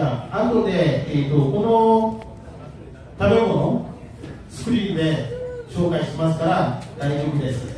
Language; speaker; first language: Japanese; non-native, learner; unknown